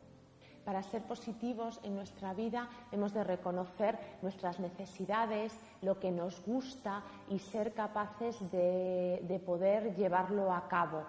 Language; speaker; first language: Spanish; native; Spanish